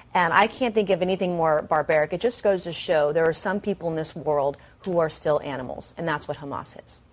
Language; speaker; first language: English; native; English